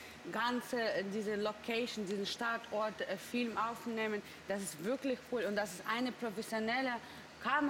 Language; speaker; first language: German; non-native, learner; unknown